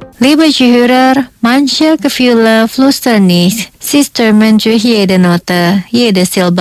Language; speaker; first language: German; non-native, fluent; Indonesian